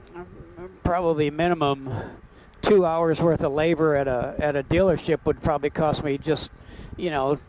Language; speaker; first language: English; native; English